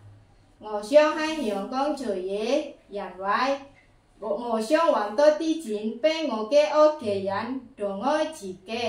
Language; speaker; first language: Cantonese; non-native, learner; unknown